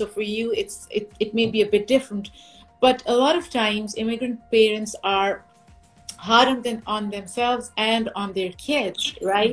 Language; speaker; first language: English; non-native, local second language; Urdu